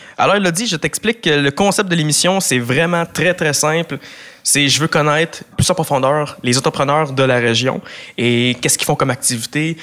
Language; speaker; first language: French; native; French